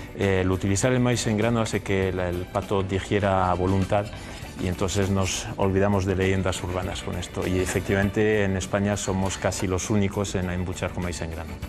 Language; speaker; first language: Spanish; early bilingual, heritage; Spanish